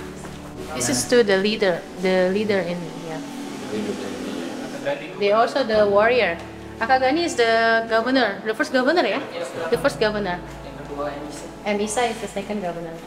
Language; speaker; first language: English; non-native, learner; Indonesian